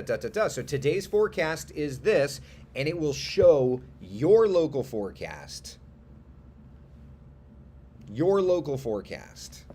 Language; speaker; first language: English; native; English